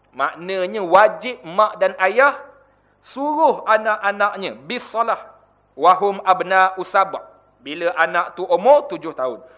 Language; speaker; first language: Malay; native; Malay